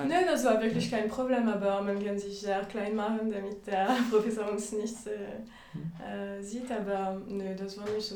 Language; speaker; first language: German; non-native, fluent; French